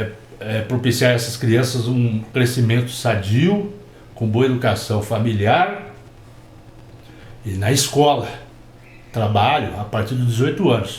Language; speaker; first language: Portuguese; native; Portuguese